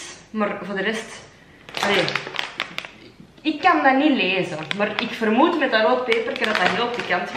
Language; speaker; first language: Dutch; native; Dutch